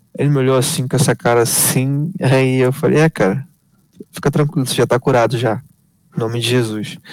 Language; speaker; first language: Portuguese; native; Portuguese